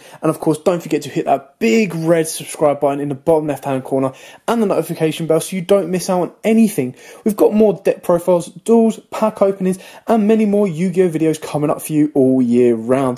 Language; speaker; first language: English; native; English